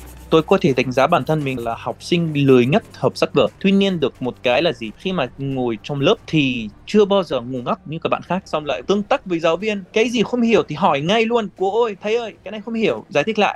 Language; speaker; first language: Vietnamese; non-native, fluent; Arabic